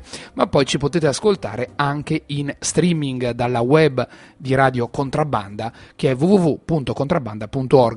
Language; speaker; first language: Italian; native; Italian